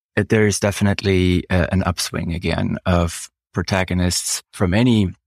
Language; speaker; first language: English; non-native, fluent; German